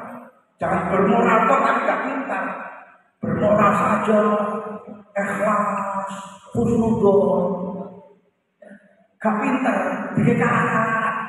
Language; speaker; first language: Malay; non-native, local second language; Javanese